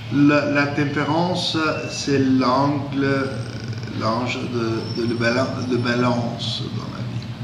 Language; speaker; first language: French; non-native, fluent; English